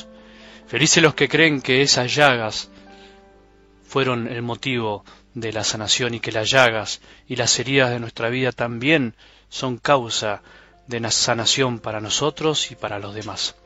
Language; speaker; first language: Spanish; native; Spanish